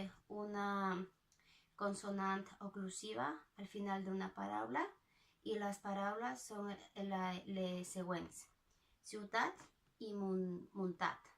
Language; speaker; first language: Catalan; non-native, local second language; Spanish